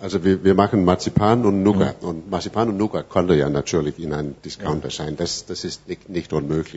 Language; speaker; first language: German; non-native, fluent; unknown